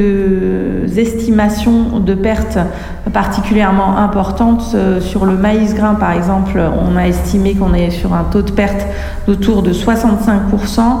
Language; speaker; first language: French; native; French